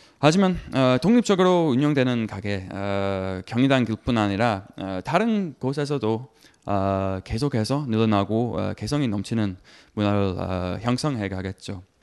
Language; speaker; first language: Korean; non-native, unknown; English